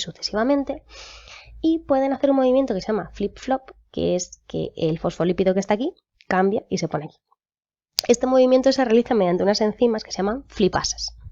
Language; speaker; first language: Spanish; native; Spanish